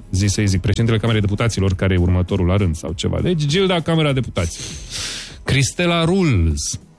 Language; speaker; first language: Romanian; native; Romanian